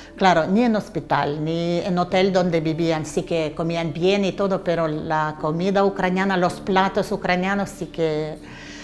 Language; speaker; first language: Spanish; non-native, fluent; Ukrainian